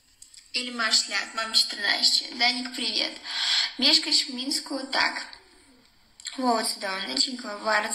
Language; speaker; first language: Polish; non-native, learner; Russian